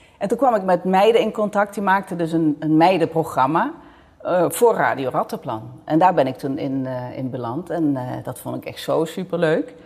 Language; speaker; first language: Dutch; native; Dutch